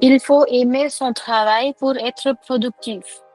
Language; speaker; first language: French; non-native, fluent; Hindi